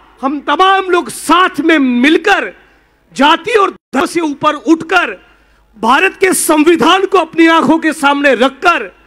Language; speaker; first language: Hindi; non-native, local second language; Gujarati